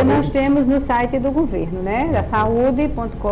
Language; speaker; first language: Portuguese; native; Portuguese